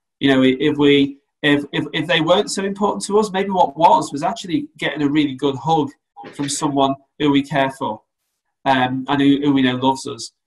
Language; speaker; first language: English; native; English